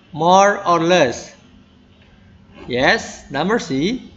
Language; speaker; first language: English; non-native, learner; Indonesian